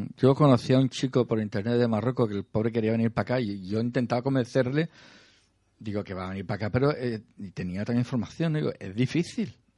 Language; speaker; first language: Spanish; native; Spanish